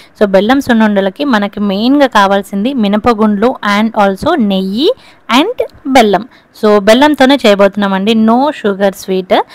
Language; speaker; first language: Telugu; non-native, local second language; Lambadi